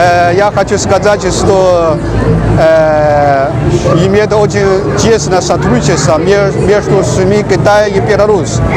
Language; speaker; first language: Russian; non-native, learner; Chinese